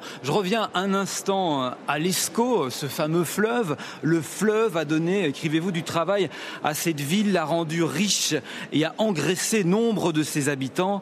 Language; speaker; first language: French; native; French